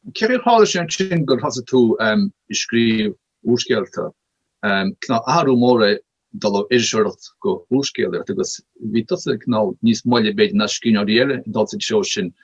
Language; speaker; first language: Irish; native; Irish